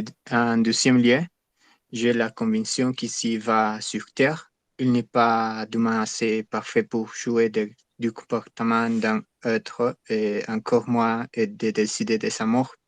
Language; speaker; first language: French; non-native, learner; Spanish